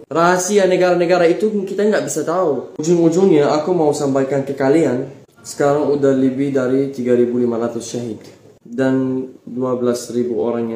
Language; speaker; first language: Indonesian; non-native, fluent; Arabic